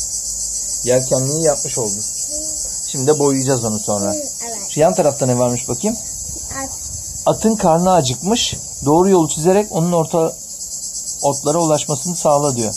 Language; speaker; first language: Turkish; native; Turkish